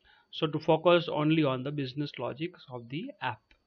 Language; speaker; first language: English; non-native, local second language; Gujarati